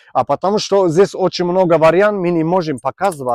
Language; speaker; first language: Russian; non-native, learner; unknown